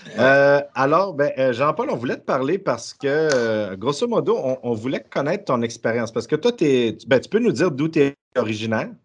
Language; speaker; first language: French; native; French